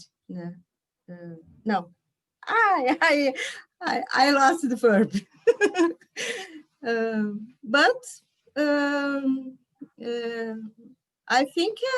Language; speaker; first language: English; non-native, learner; Portuguese